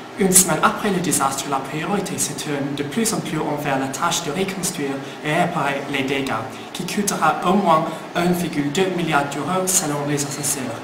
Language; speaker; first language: French; non-native, learner; English